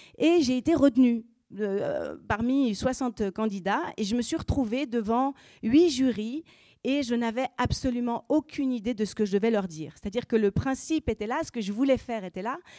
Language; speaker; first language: French; native; French